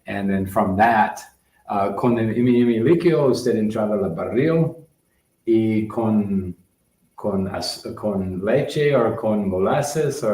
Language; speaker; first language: Spanish; non-native, learner; English